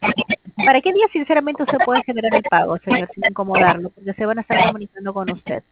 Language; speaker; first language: Spanish; native; Spanish